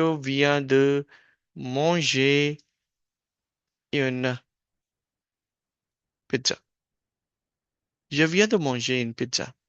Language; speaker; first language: French; non-native, fluent; Hindi